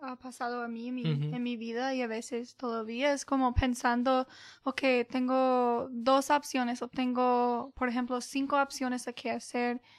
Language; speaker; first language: Spanish; early bilingual, heritage; English